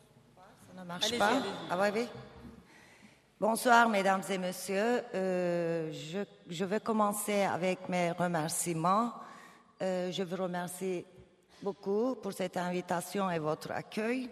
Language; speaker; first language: French; non-native, fluent; Turkish